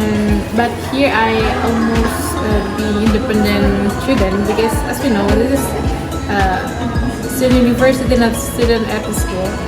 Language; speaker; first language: English; non-native, learner; Indonesian